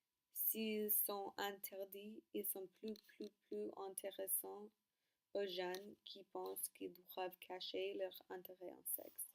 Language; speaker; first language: French; non-native, learner; English